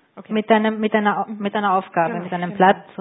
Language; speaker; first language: German; native; German